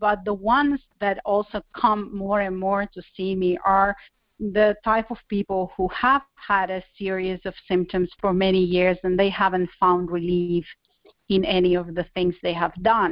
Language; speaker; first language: English; non-native, fluent; Spanish